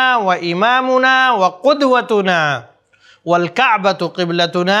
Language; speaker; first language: Arabic; non-native, fluent; Urdu